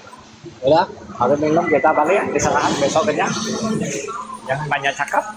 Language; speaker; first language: Indonesian; non-native, learner; Vietnamese